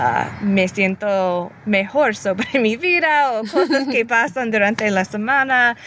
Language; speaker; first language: Spanish; early bilingual, heritage; English